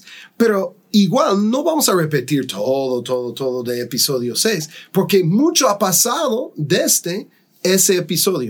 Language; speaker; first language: Spanish; non-native, fluent; English